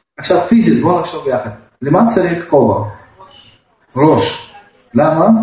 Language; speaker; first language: Hebrew; non-native, fluent; Russian